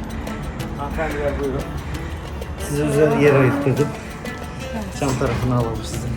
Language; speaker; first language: Turkish; native; Turkish